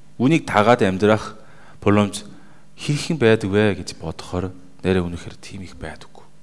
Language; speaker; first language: Mongolian; non-native, fluent; Korean